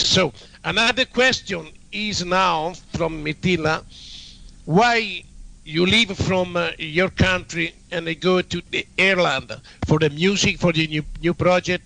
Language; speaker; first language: English; non-native, learner; Italian